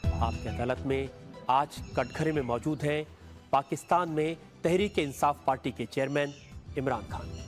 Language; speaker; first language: Hindi; native; Hindi